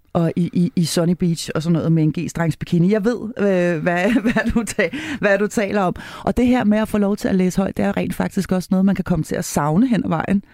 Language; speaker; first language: Danish; native; Danish